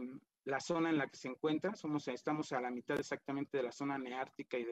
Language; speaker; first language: Spanish; native; Spanish